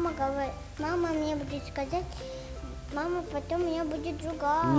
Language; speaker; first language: Russian; non-native, learner; Tajik